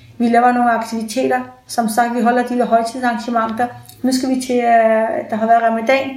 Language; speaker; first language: Danish; early bilingual, other home language; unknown